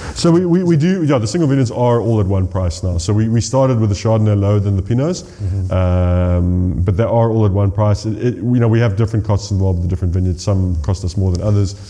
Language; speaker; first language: English; native; English